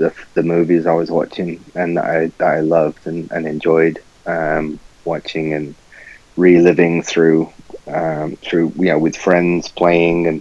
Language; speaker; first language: English; native; English